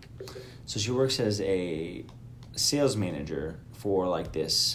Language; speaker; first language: English; native; English